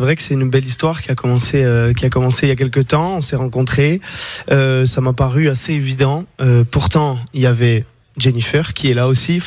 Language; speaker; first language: French; non-native, local second language; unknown